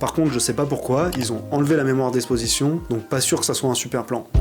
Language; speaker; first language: French; native; French